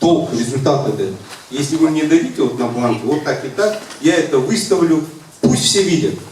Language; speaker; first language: Russian; non-native, local second language; Kazakh